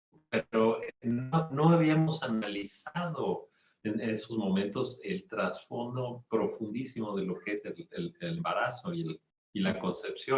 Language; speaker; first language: Spanish; native; Spanish